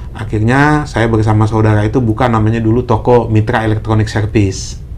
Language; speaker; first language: Indonesian; native; Indonesian